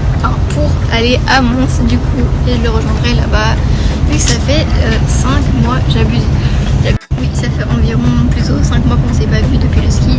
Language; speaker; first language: French; native; French